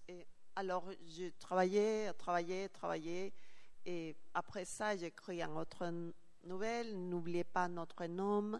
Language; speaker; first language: French; non-native, learner; Spanish